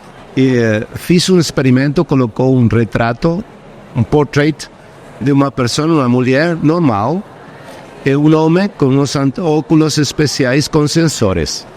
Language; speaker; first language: Portuguese; non-native, fluent; Spanish